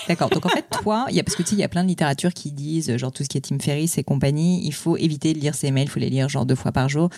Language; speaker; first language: French; native; French